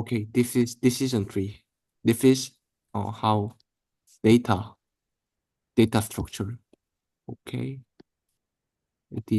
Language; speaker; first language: English; non-native, learner; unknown